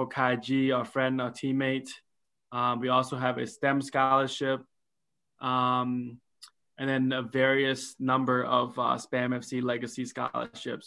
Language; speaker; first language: English; early bilingual, other home language; Khmer